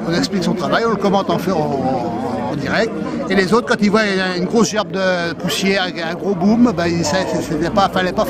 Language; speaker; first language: French; native; French